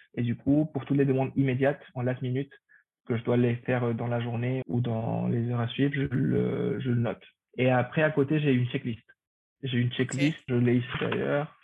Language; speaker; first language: French; non-native, fluent; Spanish